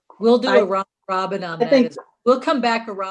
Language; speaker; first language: English; native; English